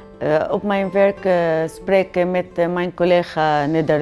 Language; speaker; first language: Dutch; non-native, learner; Arabic